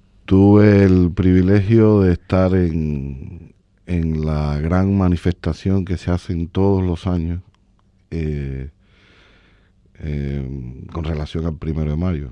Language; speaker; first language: Spanish; native; Spanish